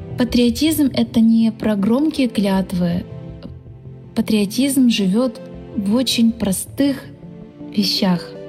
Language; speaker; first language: Russian; non-native, local second language; Udmurt